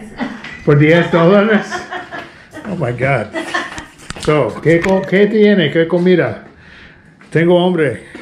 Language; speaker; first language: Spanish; non-native, learner; English